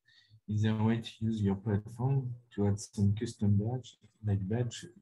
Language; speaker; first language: English; non-native, learner; French